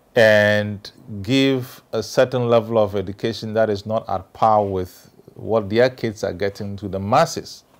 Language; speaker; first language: English; non-native, local second language; Ewe